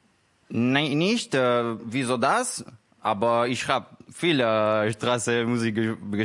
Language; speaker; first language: German; non-native, learner; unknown